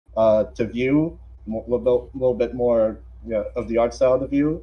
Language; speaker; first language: English; native; English